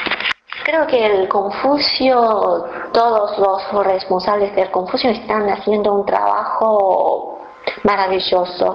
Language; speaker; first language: Spanish; non-native, fluent; Chinese